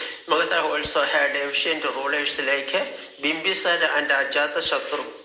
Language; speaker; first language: English; non-native, local second language; Malayalam